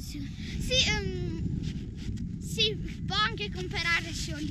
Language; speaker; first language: Italian; non-native, local second language; Ladin